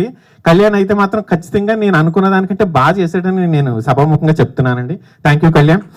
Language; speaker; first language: Telugu; native; Telugu